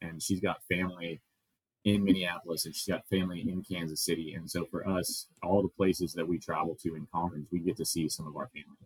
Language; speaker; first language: English; native; English